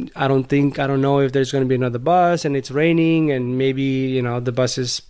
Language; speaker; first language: English; non-native, local second language; Gujarati